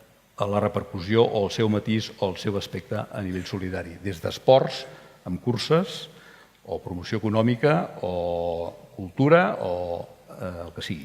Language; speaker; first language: Catalan; native; Catalan